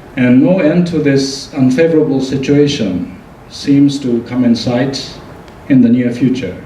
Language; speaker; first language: English; non-native, fluent; Japanese